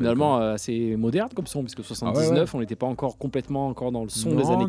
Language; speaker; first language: French; native; French